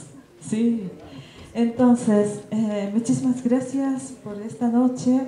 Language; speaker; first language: Spanish; non-native, learner; Japanese